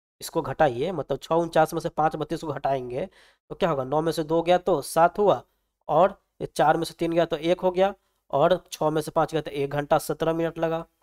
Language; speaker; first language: Hindi; native; Hindi